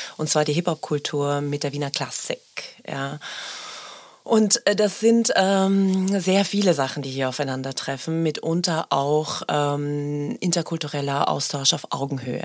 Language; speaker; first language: German; early bilingual, other home language; Persian